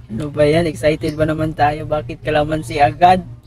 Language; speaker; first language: Filipino; native; Filipino